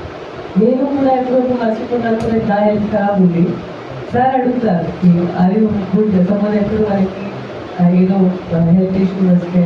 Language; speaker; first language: Telugu; non-native, fluent; Hindi